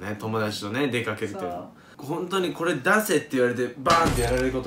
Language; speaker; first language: Japanese; native; Japanese